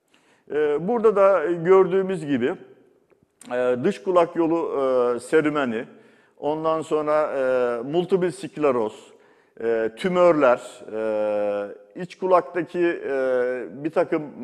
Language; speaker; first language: Turkish; native; Turkish